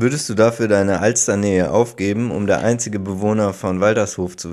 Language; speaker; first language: German; native; German